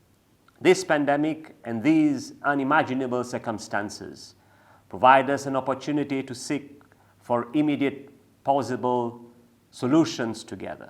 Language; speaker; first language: English; non-native, local second language; Seselwa Creole French